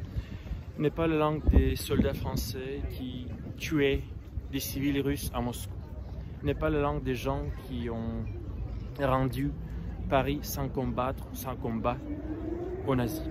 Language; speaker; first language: French; non-native, fluent; Russian